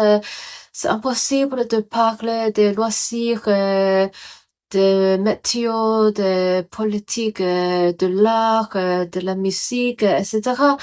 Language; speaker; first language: French; non-native, learner; Cantonese